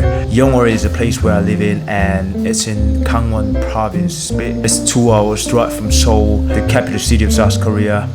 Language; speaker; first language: English; non-native, learner; Korean